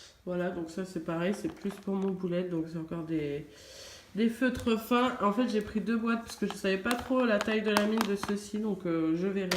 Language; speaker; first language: French; native; French